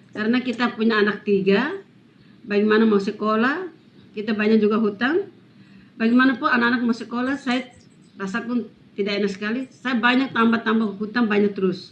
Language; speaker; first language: Indonesian; non-native, local second language; Tetum